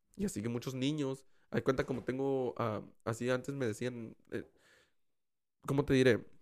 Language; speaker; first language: Spanish; early bilingual, heritage; Spanish